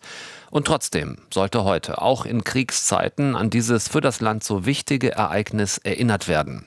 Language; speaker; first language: German; native; German